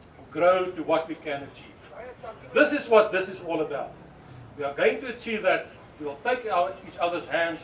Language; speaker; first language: English; non-native, local second language; Afrikaans